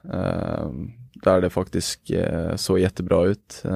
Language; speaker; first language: Swedish; non-native, fluent; Norwegian